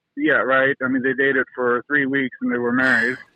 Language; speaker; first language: English; native; English